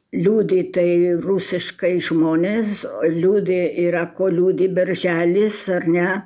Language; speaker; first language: Lithuanian; early bilingual, heritage; Lithuanian